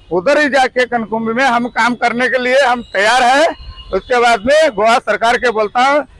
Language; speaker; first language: Hindi; non-native, local second language; Kannada